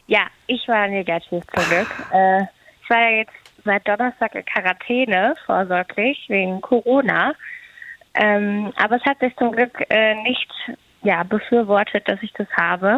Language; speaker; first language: German; native; German